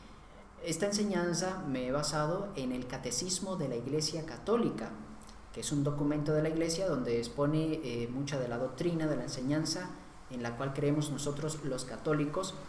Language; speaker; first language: Spanish; native; Spanish